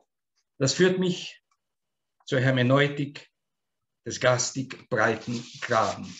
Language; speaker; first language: German; native; German